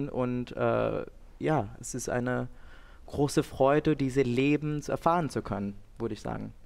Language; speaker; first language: German; non-native, fluent; Bangla